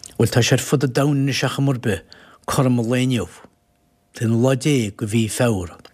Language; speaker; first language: Irish; native; Irish